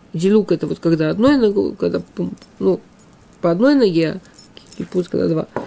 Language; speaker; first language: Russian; early bilingual, heritage; Russian